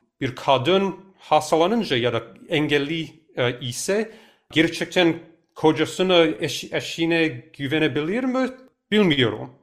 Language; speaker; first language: Turkish; non-native, fluent; English